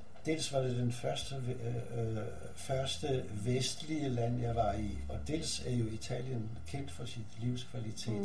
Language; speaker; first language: Danish; non-native, fluent; Polish